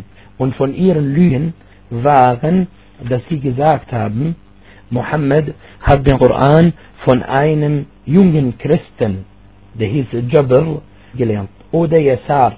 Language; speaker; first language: German; non-native, fluent; Arabic